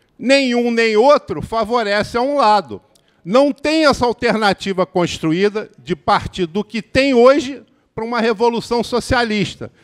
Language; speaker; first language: Portuguese; native; Portuguese